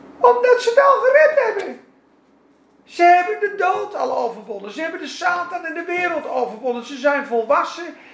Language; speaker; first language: Dutch; non-native, fluent; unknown